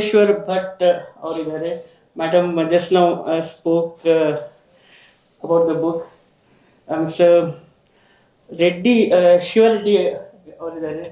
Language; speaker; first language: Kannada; non-native, local second language; Urdu